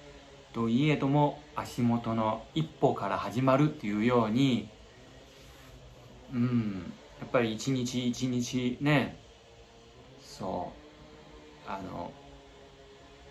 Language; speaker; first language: Japanese; non-native, fluent; Chinese